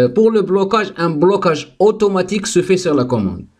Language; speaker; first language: French; non-native, fluent; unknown